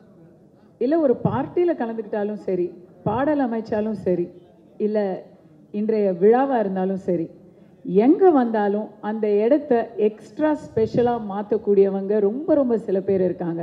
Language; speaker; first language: Tamil; native; Tamil